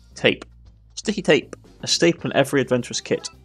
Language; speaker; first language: English; native; English